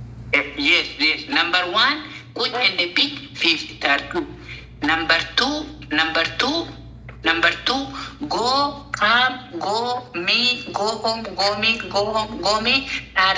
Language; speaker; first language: English; non-native, learner; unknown